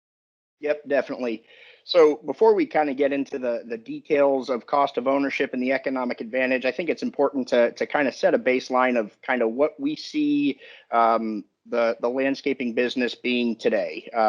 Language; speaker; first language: English; native; English